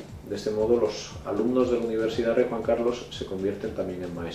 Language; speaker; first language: Spanish; native; Spanish